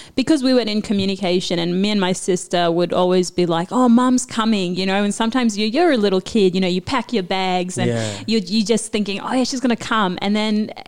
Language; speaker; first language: English; early bilingual, other home language; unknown